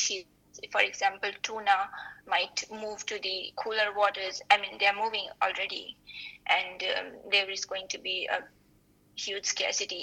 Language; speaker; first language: English; non-native, local second language; Hindi